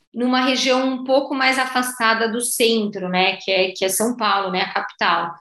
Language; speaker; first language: Portuguese; native; Portuguese